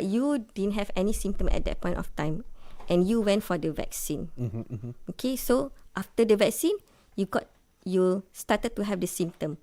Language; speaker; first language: English; non-native, local second language; Malay